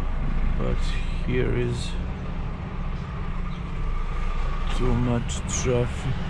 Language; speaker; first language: English; non-native, learner; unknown